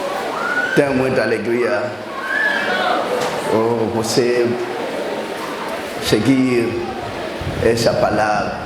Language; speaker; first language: Portuguese; non-native, learner; Lingala